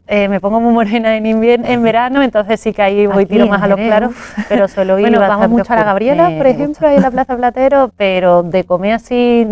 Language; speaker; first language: Spanish; native; Spanish